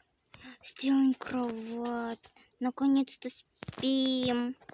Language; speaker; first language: Russian; non-native, local second language; Kazakh